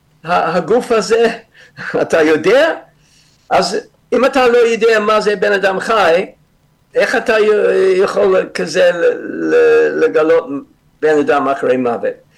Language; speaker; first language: Hebrew; non-native, fluent; English